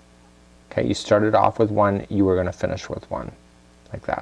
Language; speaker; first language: English; native; English